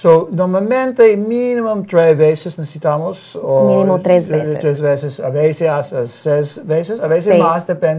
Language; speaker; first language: Spanish; non-native, learner; English